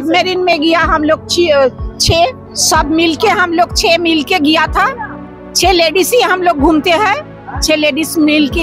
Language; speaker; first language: Hindi; non-native, local second language; Bangla